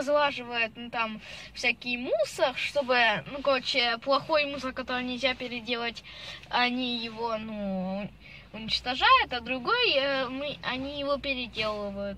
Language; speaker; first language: Russian; early bilingual, heritage; Russian